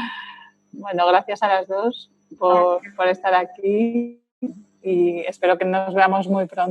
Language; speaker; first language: Spanish; native; Spanish